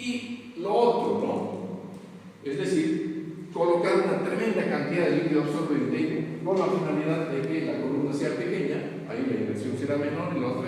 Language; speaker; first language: Spanish; native; Spanish